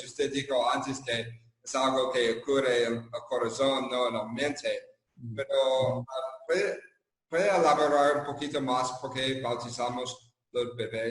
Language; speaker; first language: Spanish; non-native, fluent; English